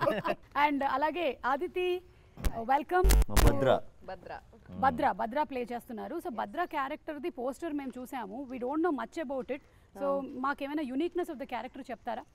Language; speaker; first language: Telugu; native; Telugu